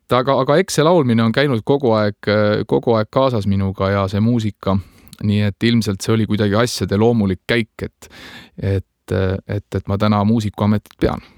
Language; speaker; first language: Estonian; native; Estonian